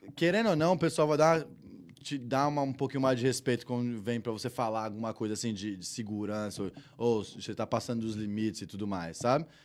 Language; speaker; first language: Portuguese; early bilingual, heritage; Portuguese